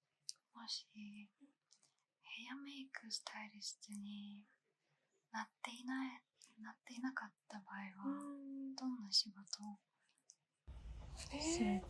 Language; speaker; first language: Japanese; non-native, learner; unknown